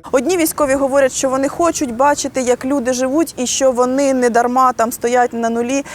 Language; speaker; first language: Ukrainian; native; Ukrainian